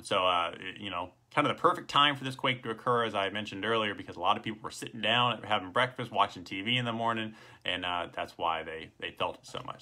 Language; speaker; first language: English; native; English